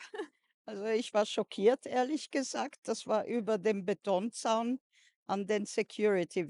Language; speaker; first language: German; non-native, fluent; French